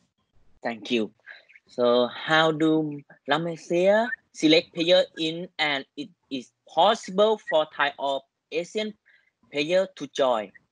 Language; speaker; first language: English; non-native, learner; Thai